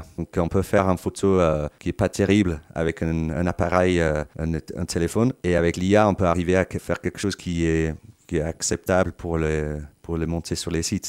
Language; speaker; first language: French; non-native, fluent; English